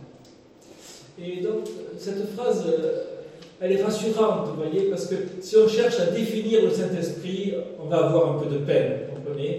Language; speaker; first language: French; native; French